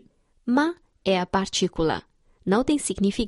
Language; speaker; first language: Portuguese; non-native, fluent; Chinese